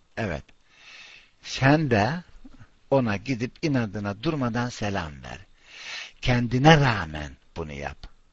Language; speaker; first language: Turkish; non-native, fluent; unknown